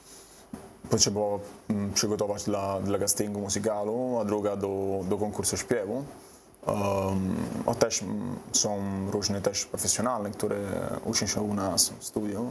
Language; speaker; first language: Polish; non-native, learner; Italian